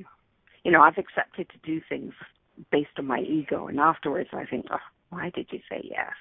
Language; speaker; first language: English; native; English